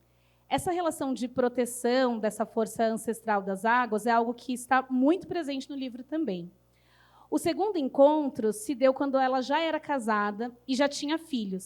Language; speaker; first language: Portuguese; native; Portuguese